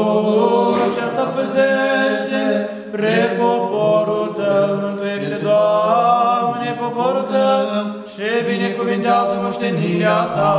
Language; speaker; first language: Romanian; native; Romanian